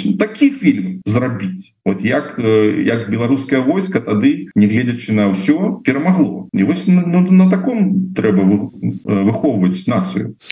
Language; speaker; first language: Belarusian; non-native, local second language; Russian